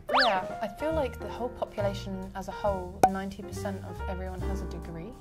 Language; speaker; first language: English; native; English